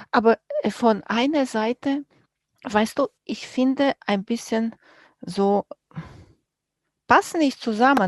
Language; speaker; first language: German; non-native, fluent; Romanian